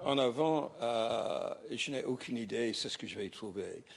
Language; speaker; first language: French; non-native, fluent; English